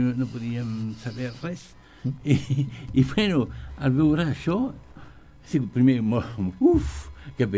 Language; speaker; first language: Catalan; non-native, learner; French